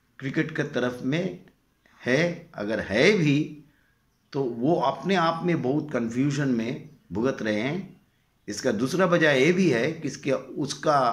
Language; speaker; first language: Hindi; non-native, local second language; Bangla